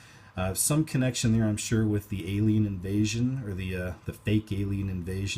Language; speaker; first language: English; native; English